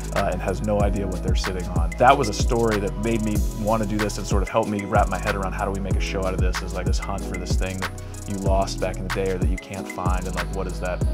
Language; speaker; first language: English; native; English